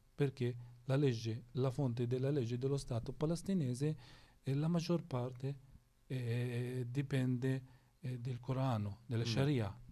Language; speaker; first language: Italian; non-native, fluent; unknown